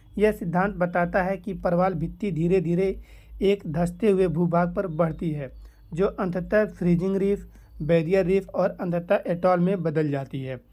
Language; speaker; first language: Hindi; native; Hindi